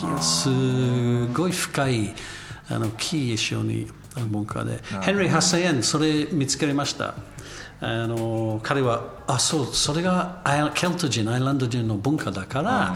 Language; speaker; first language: Japanese; non-native, learner; English